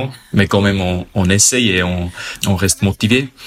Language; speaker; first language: French; non-native, local second language; German